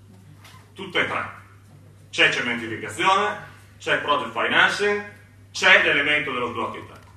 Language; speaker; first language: Italian; native; Italian